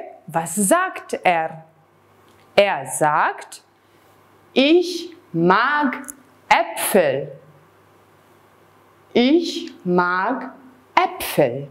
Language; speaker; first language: German; non-native, fluent; Serbian